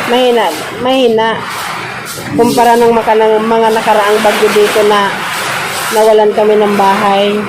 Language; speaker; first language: Filipino; non-native, local second language; Bikol